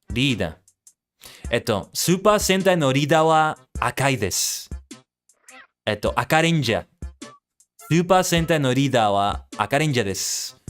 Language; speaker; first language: Japanese; non-native, learner; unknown